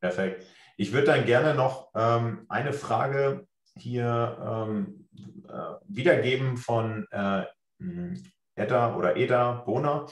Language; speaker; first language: German; native; German